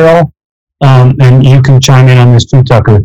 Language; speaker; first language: English; native; English